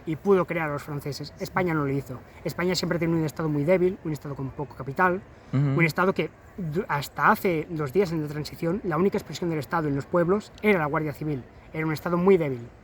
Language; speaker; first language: Spanish; native; Spanish